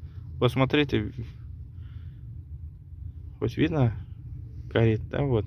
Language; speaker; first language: Russian; non-native, local second language; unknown